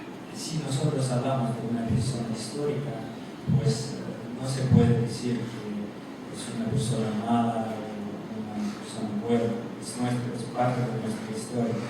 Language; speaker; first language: Spanish; non-native, fluent; Russian